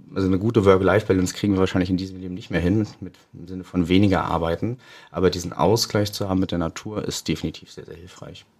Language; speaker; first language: German; native; German